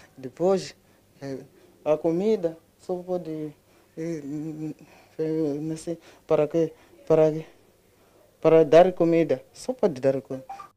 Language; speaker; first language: Portuguese; non-native, learner; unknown